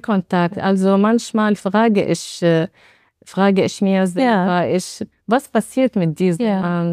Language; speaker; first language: German; non-native, learner; Arabic